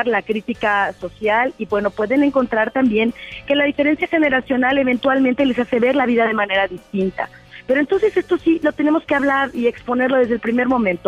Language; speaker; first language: Spanish; native; Spanish